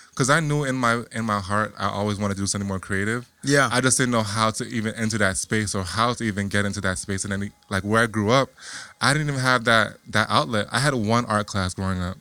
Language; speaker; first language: English; native; English